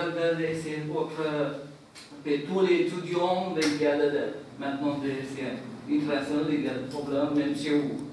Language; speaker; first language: French; non-native, learner; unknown